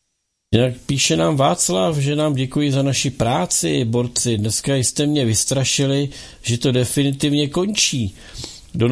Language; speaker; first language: Czech; native; Czech